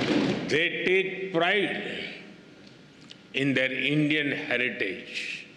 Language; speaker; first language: English; non-native, local second language; Hindi